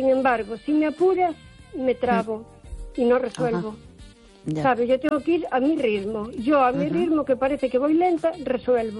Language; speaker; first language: Spanish; native; Spanish